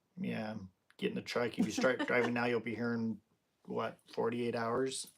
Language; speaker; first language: English; native; English